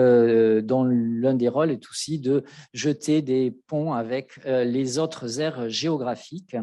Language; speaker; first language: French; native; French